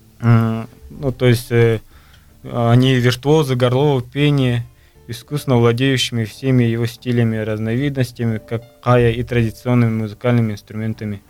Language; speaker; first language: Russian; non-native, local second language; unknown